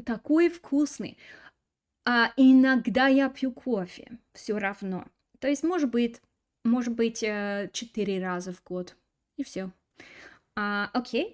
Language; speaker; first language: Russian; non-native, fluent; English